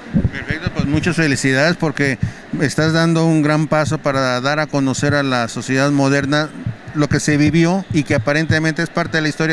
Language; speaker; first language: Spanish; native; Spanish